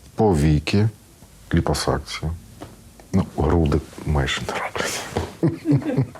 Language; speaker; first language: Ukrainian; non-native, local second language; Russian